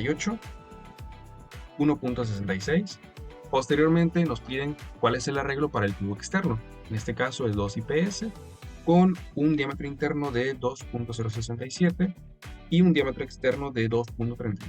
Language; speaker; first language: Spanish; native; Spanish